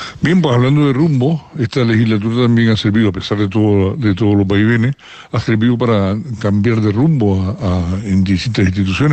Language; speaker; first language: Spanish; native; Spanish